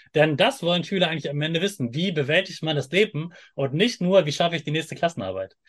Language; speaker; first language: German; native; German